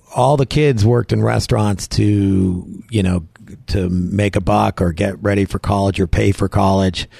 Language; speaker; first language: English; native; English